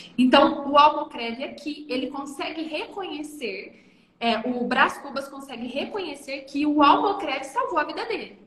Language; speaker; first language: Portuguese; native; Portuguese